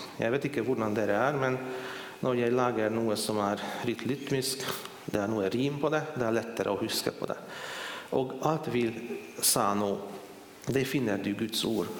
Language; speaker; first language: Swedish; non-native, fluent; Hungarian